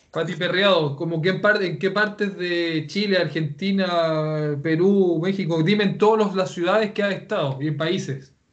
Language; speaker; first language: Spanish; native; Spanish